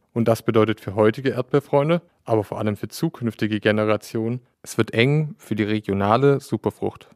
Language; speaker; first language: German; native; German